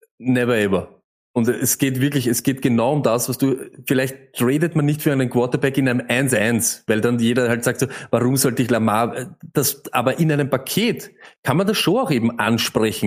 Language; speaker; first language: German; native; German